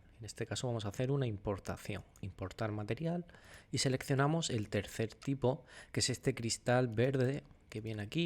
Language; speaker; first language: Spanish; native; Spanish